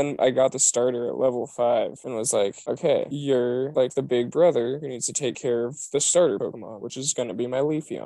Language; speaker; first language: English; native; English